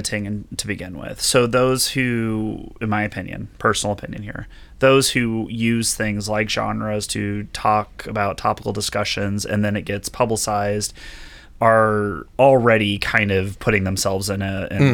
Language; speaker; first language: English; native; English